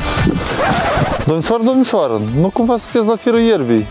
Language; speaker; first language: Romanian; native; Romanian